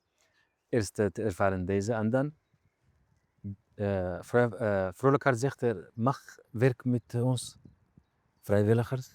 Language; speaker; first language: Dutch; non-native, learner; Arabic